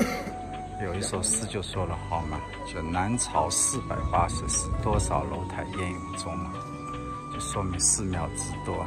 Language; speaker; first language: Chinese; native; Chinese